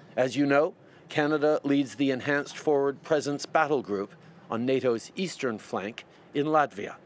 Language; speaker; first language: English; native; English